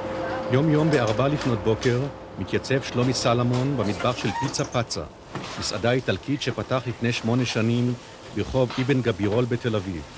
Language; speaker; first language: Hebrew; native; Hebrew